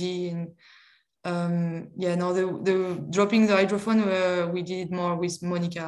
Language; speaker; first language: English; non-native, fluent; French